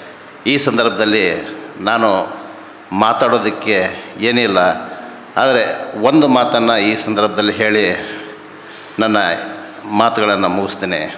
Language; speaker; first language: Kannada; native; Kannada